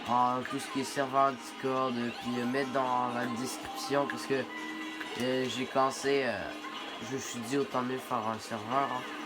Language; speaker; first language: French; native; French